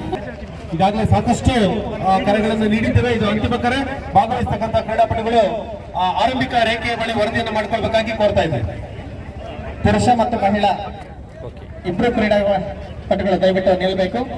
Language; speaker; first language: Kannada; native; Kannada